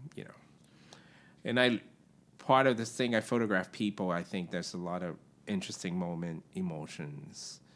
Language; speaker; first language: English; non-native, local second language; Cantonese